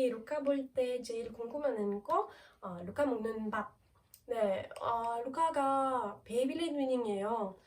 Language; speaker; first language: Korean; non-native, learner; French